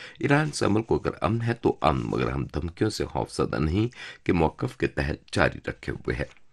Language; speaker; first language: Urdu; non-native, fluent; Turkish